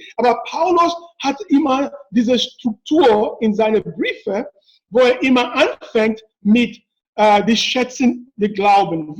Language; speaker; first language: German; non-native, fluent; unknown